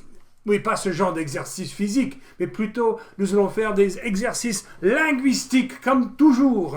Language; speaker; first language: French; non-native, fluent; English